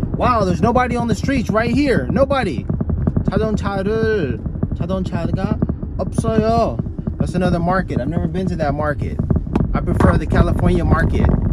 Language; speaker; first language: English; native; English